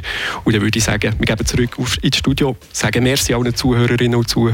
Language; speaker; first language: German; native; German